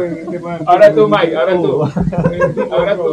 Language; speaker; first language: Spanish; native; Spanish